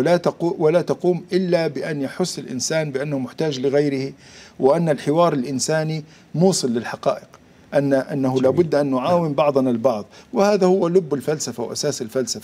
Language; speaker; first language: Arabic; native; Arabic